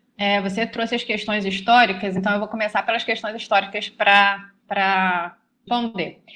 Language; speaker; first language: Portuguese; native; Portuguese